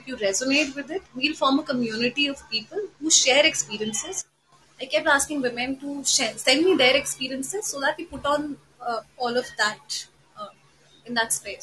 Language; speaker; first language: English; non-native, local second language; Hindi